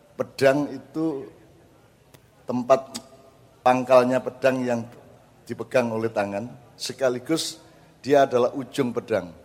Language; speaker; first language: Indonesian; non-native, local second language; Madurese